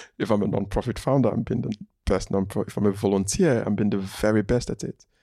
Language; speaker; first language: English; non-native, local second language; Igbo